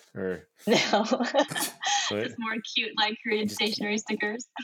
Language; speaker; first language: English; non-native, local second language; Korean